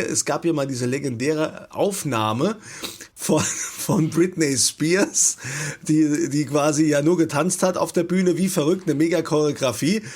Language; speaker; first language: German; native; German